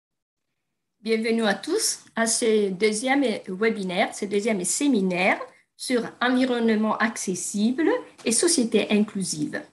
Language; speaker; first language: French; non-native, fluent; Italian